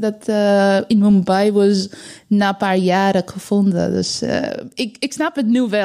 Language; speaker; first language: Dutch; non-native, learner; Bangla